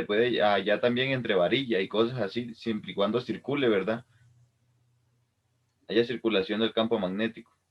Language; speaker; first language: Spanish; native; Spanish